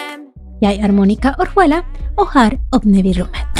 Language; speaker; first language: Norwegian; non-native, fluent; Spanish